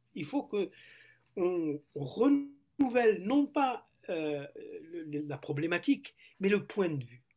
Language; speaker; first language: French; non-native, local second language; Arabic